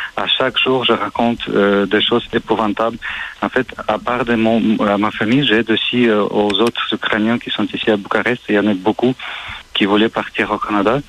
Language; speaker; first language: French; non-native, fluent; Ukrainian